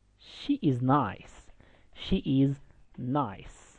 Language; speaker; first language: English; non-native, fluent; Arabic